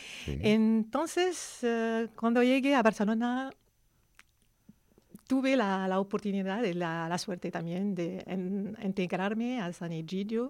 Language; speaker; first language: Spanish; non-native, learner; Arabic